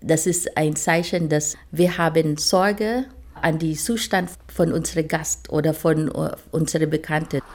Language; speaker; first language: German; non-native, fluent; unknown